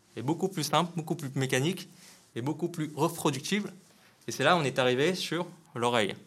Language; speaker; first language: French; non-native, fluent; Vietnamese